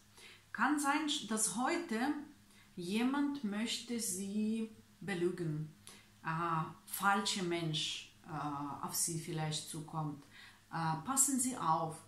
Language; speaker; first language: German; non-native, fluent; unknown